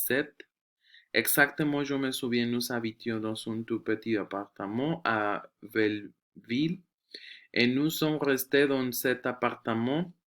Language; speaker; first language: French; non-native, fluent; Spanish